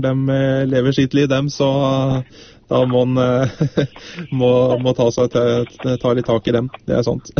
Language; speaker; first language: Norwegian; native; Norwegian